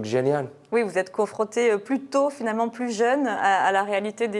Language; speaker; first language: French; native; French